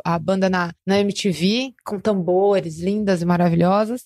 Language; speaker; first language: Portuguese; native; Portuguese